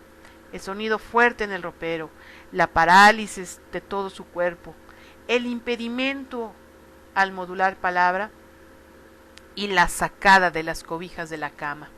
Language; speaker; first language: Spanish; native; Spanish